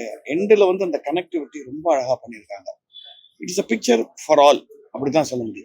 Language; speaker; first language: Tamil; native; Tamil